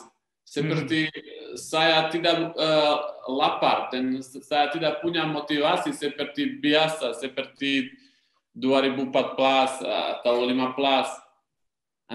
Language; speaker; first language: Indonesian; non-native, learner; Serbian